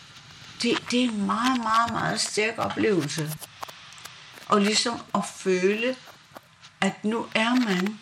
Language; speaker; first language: Danish; non-native, local second language; Kalaallisut